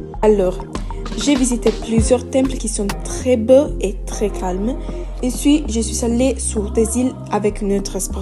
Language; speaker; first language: French; non-native, learner; Italian